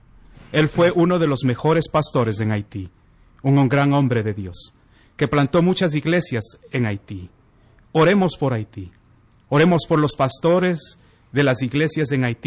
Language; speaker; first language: Spanish; native; Spanish